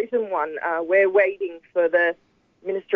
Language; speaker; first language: English; native; English